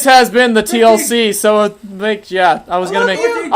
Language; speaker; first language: English; native; English